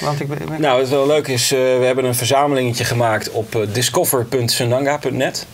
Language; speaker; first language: Dutch; native; Dutch